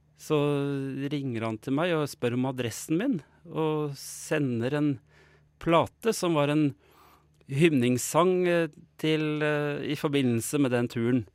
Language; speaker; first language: Norwegian; native; Norwegian